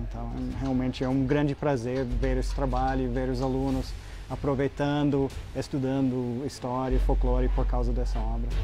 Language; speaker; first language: Portuguese; non-native, fluent; English